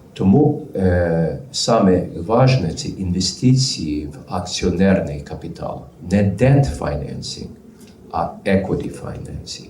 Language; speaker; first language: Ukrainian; early bilingual, heritage; Ukrainian